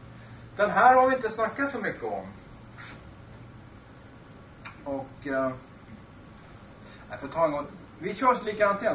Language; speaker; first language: Swedish; native; Swedish